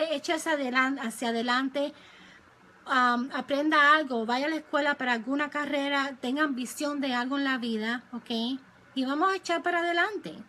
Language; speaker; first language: Spanish; early bilingual, other home language; English